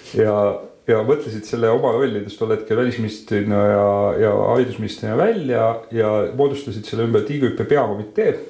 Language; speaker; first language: Estonian; native; Estonian